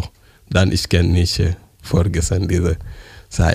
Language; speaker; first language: German; non-native, learner; French